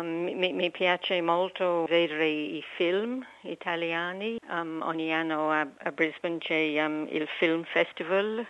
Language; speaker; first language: Italian; non-native, learner; English